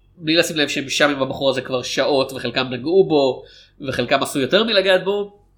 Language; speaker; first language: Hebrew; native; Hebrew